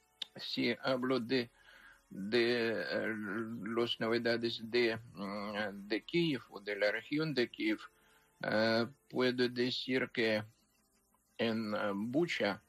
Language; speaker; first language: Spanish; non-native, fluent; Ukrainian